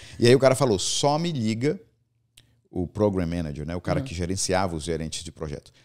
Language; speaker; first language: Portuguese; native; Portuguese